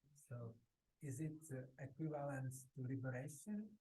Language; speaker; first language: English; non-native, fluent; Czech